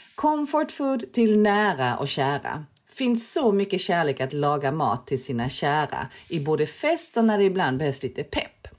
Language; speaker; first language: Swedish; early bilingual, other home language; Korean